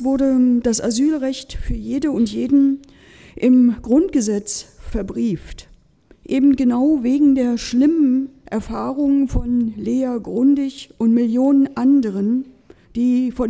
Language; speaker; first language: German; native; German